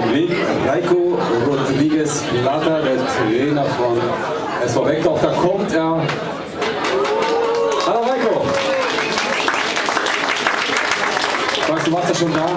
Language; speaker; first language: German; native; German